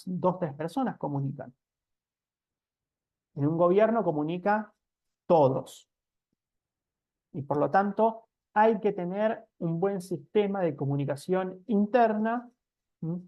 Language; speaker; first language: Spanish; native; Spanish